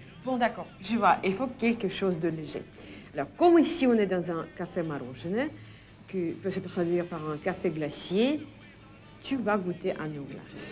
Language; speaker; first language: French; non-native, fluent; Russian